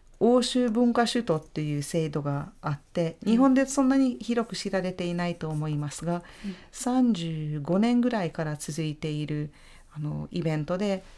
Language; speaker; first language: Japanese; non-native, fluent; Hungarian